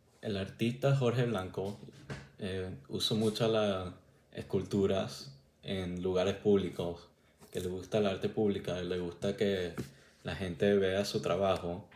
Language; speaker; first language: Spanish; non-native, learner; English